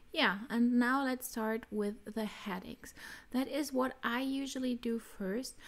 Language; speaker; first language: English; non-native, fluent; German